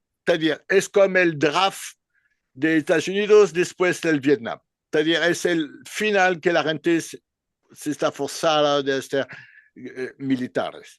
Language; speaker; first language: Spanish; non-native, learner; French